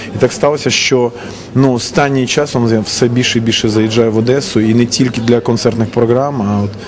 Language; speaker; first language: Ukrainian; native; Ukrainian